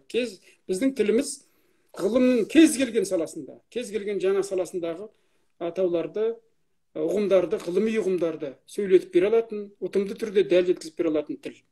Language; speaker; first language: Kazakh; native; Kazakh